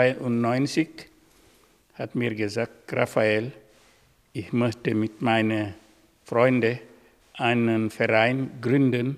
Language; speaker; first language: German; non-native, learner; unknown